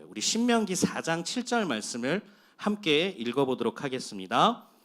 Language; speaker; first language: Korean; native; Korean